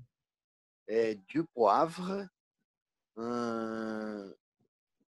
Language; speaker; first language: French; non-native, learner; Portuguese